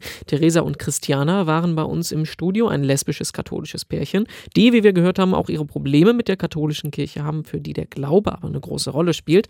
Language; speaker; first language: German; native; German